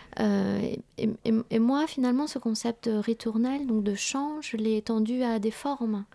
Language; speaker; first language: French; early bilingual, other home language; Vietnamese